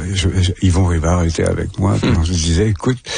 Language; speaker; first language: French; native; French